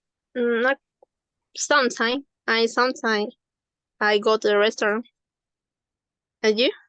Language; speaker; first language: English; non-native, learner; Spanish